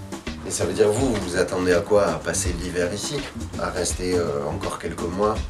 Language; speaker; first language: French; native; French